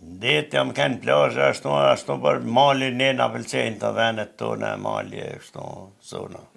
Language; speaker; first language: Albanian; native; Albanian